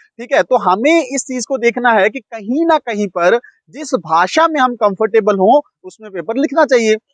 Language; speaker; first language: Hindi; non-native, local second language; Punjabi